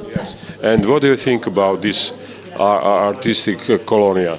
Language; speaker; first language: English; non-native, learner; Serbian